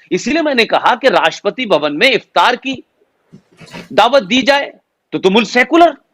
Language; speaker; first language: Hindi; native; Hindi